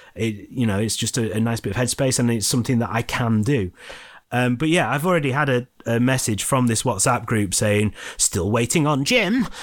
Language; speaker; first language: English; native; English